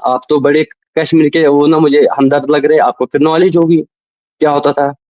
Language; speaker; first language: Urdu; non-native, local second language; Kashmiri